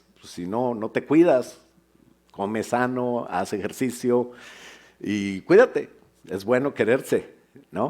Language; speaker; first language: Spanish; native; Spanish